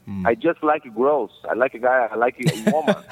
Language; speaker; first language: English; non-native, learner; Portuguese